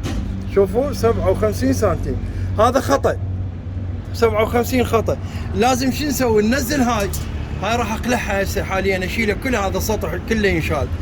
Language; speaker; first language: Arabic; native; Arabic